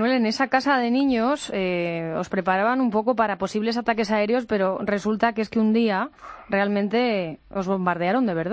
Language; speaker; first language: Spanish; native; Spanish